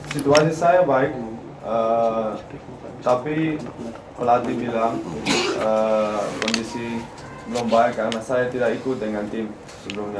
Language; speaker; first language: Indonesian; non-native, learner; Dutch